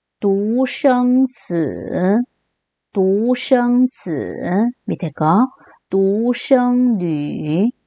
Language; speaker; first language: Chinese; non-native, fluent; Korean